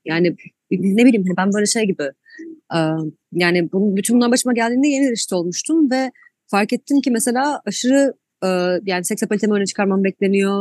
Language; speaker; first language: Turkish; native; Turkish